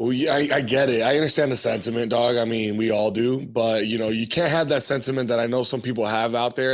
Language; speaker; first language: English; native; English